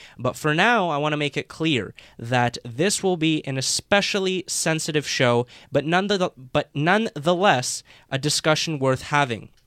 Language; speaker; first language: English; native; English